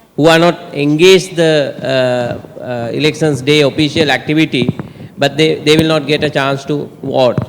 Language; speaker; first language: English; non-native, local second language; Sinhala